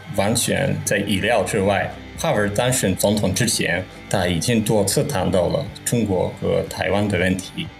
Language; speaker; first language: Chinese; non-native, fluent; Czech